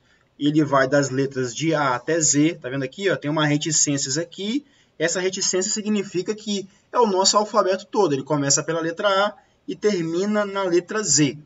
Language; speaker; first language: Portuguese; native; Portuguese